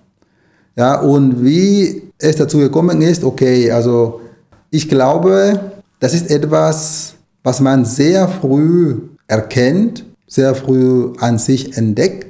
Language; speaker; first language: German; non-native, fluent; Spanish